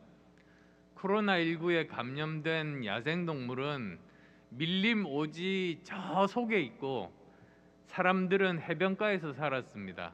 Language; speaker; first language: Korean; native; Korean